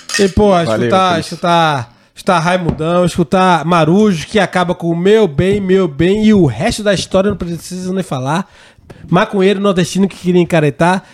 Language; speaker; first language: Portuguese; native; Portuguese